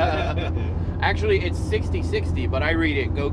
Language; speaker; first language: English; native; English